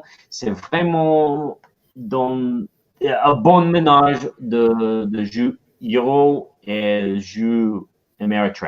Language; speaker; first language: French; non-native, learner; English